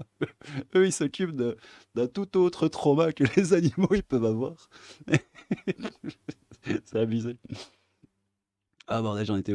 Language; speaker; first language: French; native; French